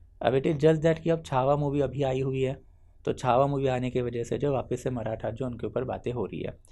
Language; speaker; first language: Hindi; non-native, local second language; Marathi